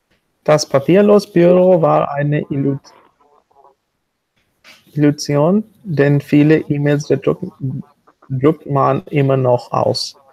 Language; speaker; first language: German; non-native, learner; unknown